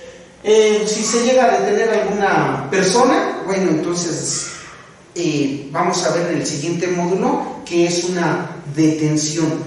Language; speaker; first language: Spanish; native; Spanish